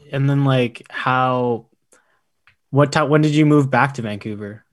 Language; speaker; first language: English; early bilingual, other home language; Filipino